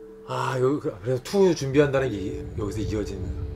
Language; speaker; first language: Korean; native; Korean